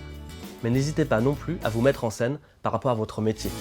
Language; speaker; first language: French; native; French